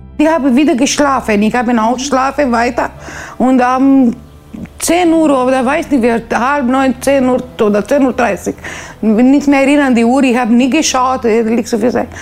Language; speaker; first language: German; non-native, learner; Romanian